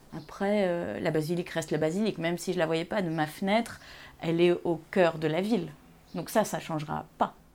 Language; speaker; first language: French; non-native, local second language; Arabic